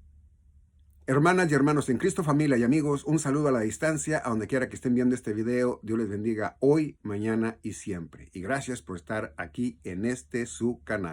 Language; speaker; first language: Spanish; native; Spanish